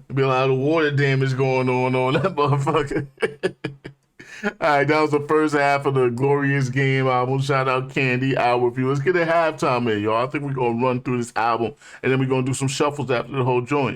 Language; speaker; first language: English; native; English